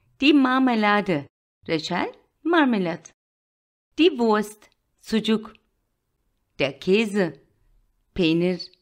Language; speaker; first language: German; non-native, fluent; Turkish